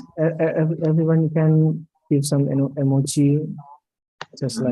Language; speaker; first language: English; non-native, learner; Indonesian